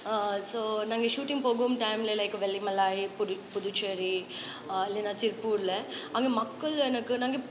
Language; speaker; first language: Tamil; non-native, learner; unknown